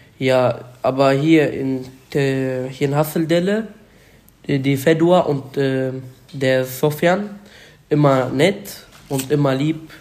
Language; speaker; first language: German; non-native, learner; Arabic